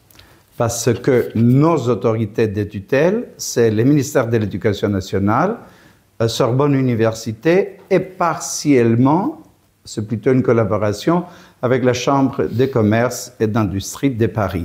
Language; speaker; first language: French; non-native, fluent; Greek